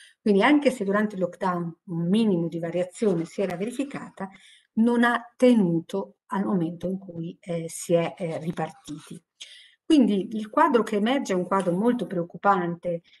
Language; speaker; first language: Italian; native; Italian